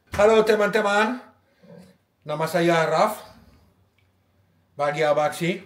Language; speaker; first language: Indonesian; non-native, learner; French